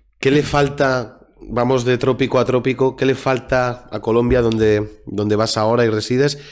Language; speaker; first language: Spanish; native; Spanish